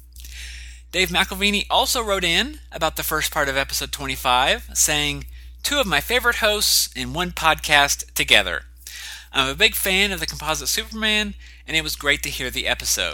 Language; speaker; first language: English; native; English